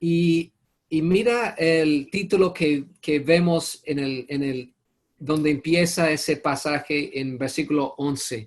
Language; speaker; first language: Spanish; non-native, fluent; English